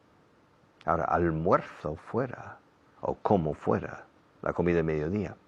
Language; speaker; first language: Spanish; non-native, fluent; English